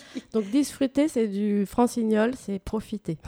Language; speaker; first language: French; native; French